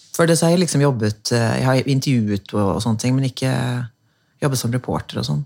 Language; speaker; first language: Norwegian; native; Norwegian